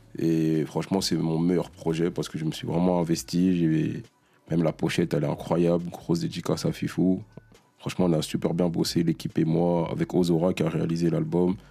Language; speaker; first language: French; early bilingual, other home language; Lingala